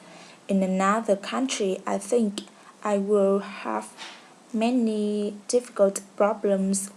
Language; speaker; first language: English; non-native, learner; Vietnamese